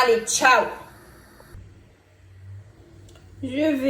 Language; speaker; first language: French; non-native, local second language; Arabic